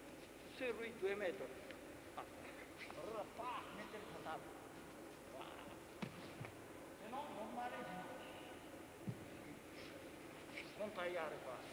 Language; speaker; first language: Italian; non-native, learner; Japanese